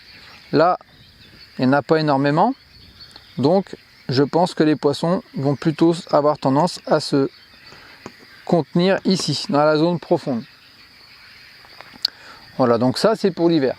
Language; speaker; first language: French; native; French